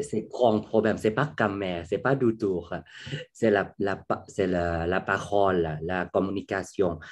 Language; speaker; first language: French; non-native, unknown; Thai